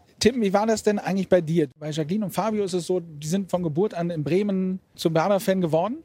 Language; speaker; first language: German; native; German